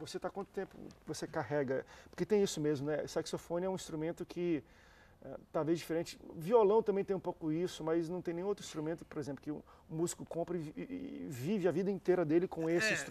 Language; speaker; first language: Portuguese; native; Portuguese